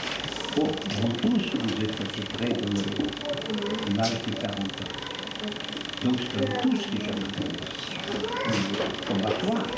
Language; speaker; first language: French; non-native, fluent; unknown